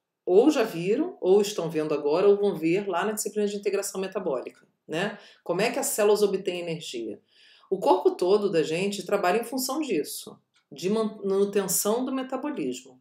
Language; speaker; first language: Portuguese; native; Portuguese